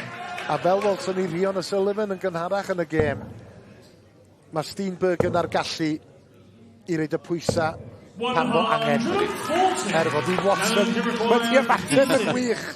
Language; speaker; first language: Welsh; native; Welsh